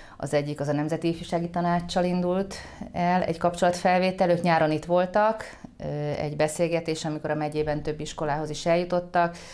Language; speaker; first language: Hungarian; native; Hungarian